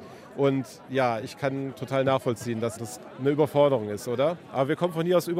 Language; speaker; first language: German; native; German